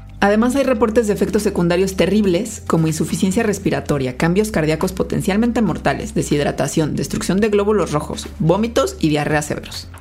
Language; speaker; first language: Spanish; native; Spanish